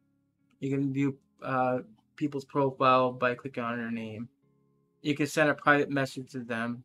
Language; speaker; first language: English; native; English